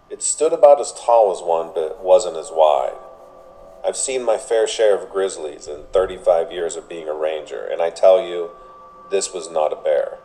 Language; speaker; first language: English; native; English